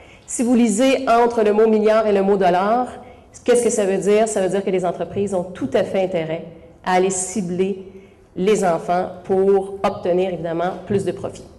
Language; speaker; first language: French; native; French